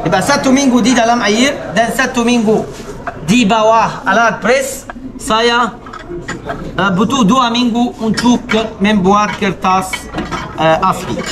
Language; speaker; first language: Indonesian; non-native, learner; Arabic